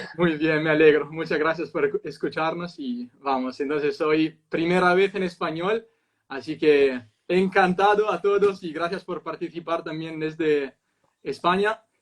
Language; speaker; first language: Spanish; non-native, fluent; Italian